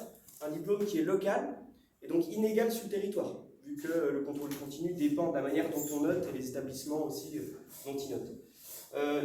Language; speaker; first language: French; native; French